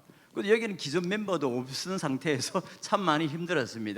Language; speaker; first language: Korean; native; Korean